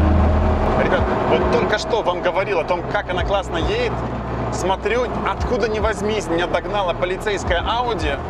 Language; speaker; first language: Russian; native; Russian